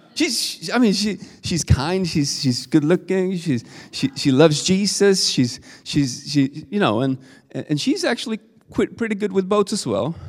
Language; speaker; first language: English; non-native, fluent; Swedish